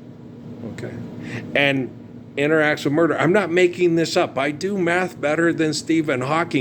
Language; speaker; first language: English; native; English